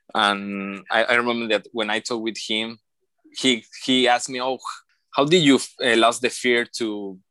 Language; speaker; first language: English; non-native, learner; Spanish